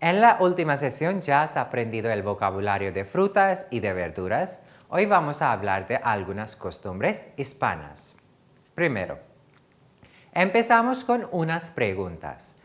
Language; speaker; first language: Spanish; non-native, fluent; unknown